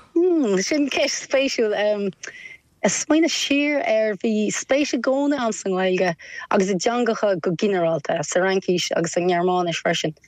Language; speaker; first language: Irish; non-native, local second language; English